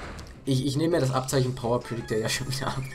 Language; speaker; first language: German; native; German